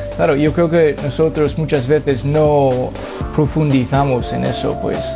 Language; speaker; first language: Spanish; non-native, fluent; English